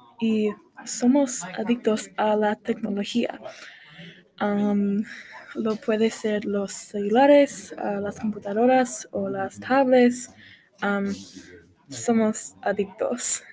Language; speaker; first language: Spanish; non-native, learner; English